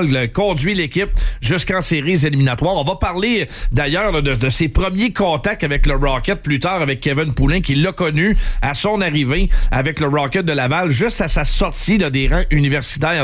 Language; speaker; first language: French; native; French